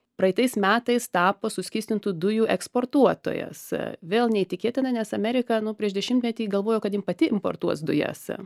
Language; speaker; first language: Lithuanian; early bilingual, heritage; Lithuanian